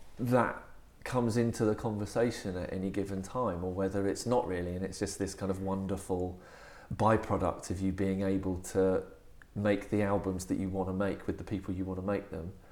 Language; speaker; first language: English; native; English